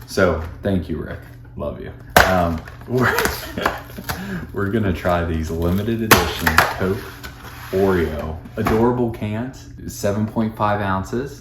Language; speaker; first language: English; native; English